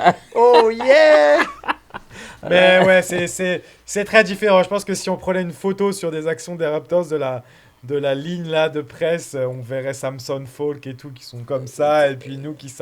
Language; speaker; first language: French; native; French